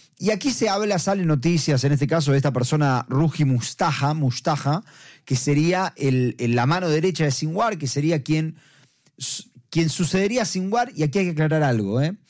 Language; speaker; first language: Spanish; native; Spanish